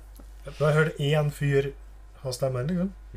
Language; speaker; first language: Norwegian; native; Norwegian